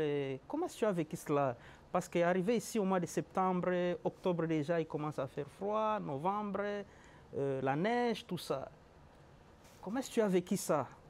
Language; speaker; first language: French; non-native, local second language; Lingala